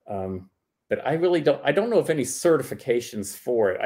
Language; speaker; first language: English; native; English